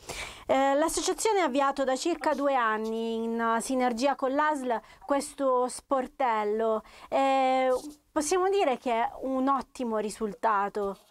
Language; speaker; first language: Italian; native; Italian